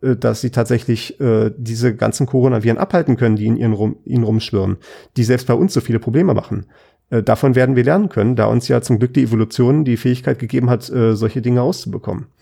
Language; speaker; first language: German; native; German